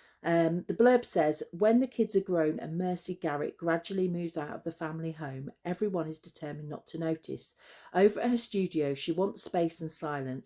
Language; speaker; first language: English; native; English